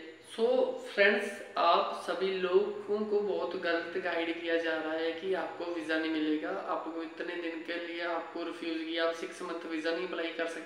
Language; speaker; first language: Hindi; non-native, local second language; Punjabi